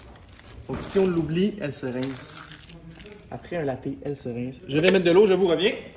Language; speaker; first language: French; native; French